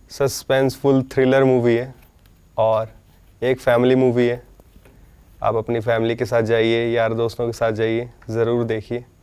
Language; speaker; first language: Hindi; native; Hindi